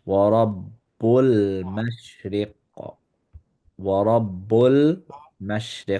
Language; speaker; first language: Arabic; non-native, fluent; English